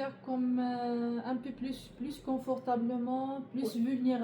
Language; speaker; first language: French; non-native, learner; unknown